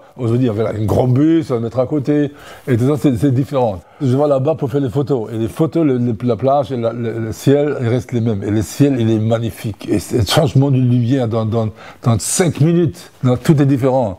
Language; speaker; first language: French; non-native, fluent; German